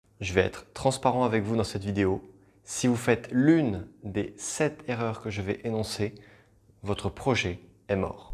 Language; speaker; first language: French; native; French